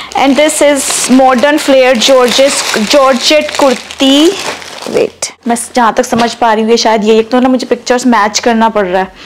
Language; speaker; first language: Hindi; native; Hindi